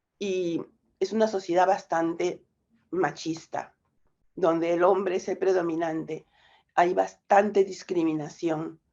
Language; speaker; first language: Spanish; native; Spanish